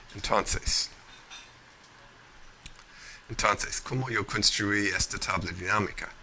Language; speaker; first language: Spanish; non-native, fluent; English